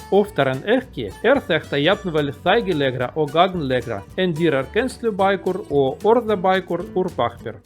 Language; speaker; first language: Icelandic; non-native, learner; Russian